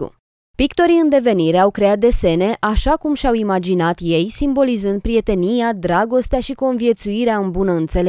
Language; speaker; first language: Romanian; native; Romanian